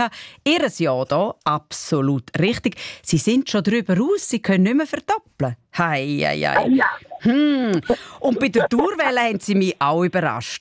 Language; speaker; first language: German; native; German